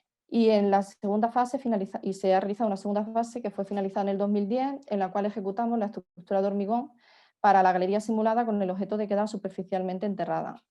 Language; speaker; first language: Spanish; native; Spanish